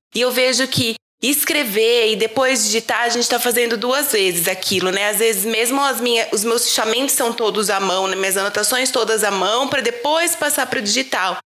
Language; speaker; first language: Portuguese; native; Portuguese